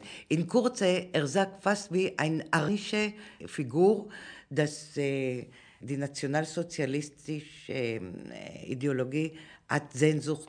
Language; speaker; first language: German; non-native, fluent; Hebrew